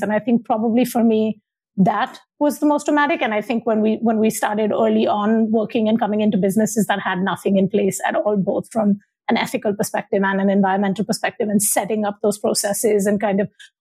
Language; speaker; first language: English; non-native, local second language; Hindi